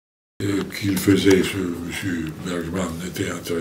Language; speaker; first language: French; non-native, fluent; Swedish